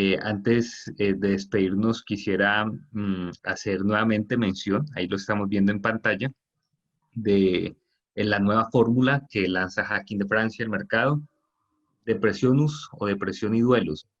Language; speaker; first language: Spanish; native; Spanish